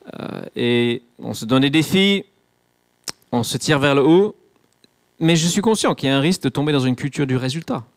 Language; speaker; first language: French; non-native, fluent; English